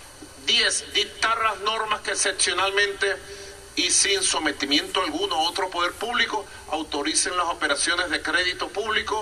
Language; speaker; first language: Spanish; native; Spanish